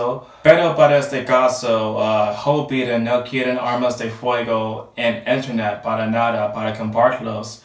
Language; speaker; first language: Spanish; non-native, learner; English